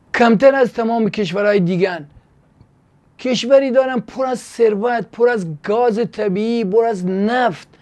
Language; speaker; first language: Persian; native; Persian